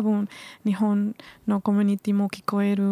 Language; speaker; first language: Japanese; non-native, learner; Spanish